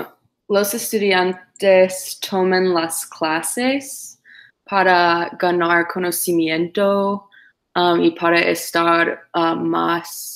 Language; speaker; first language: Spanish; non-native, learner; English